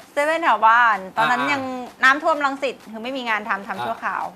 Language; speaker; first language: Thai; native; Thai